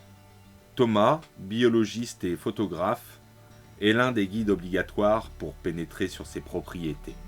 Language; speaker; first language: French; native; French